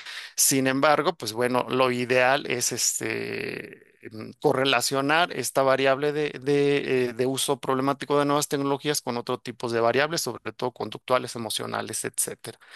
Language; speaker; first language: Spanish; native; Spanish